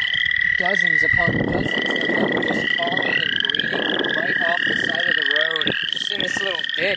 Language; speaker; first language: English; native; English